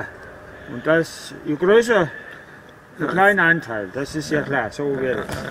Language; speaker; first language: German; non-native, learner; Danish